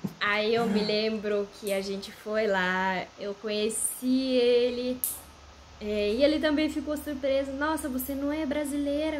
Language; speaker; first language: Portuguese; non-native, fluent; Romanian